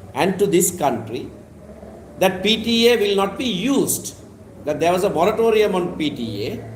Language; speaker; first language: English; non-native, local second language; Tamil